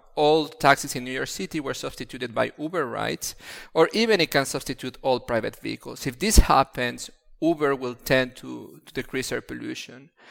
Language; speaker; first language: English; non-native, fluent; Spanish